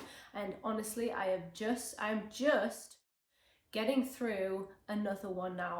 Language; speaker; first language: English; native; English